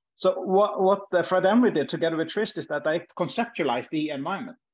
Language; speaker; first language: English; non-native, fluent; Norwegian